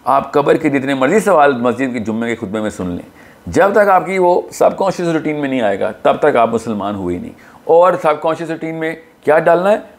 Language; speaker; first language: Urdu; native; Urdu